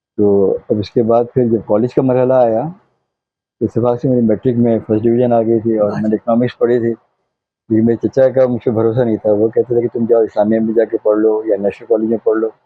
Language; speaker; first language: Urdu; non-native, local second language; Konkani